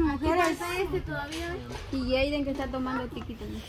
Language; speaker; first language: Spanish; native; Spanish